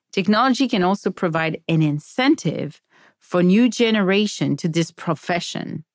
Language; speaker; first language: English; non-native, fluent; French